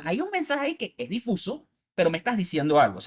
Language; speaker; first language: Spanish; native; Spanish